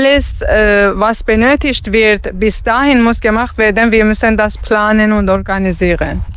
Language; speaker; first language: German; non-native, learner; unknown